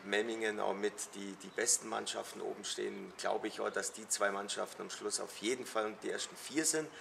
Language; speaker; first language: German; native; German